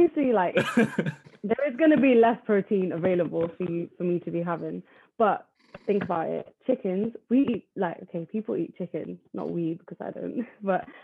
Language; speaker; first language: English; native; English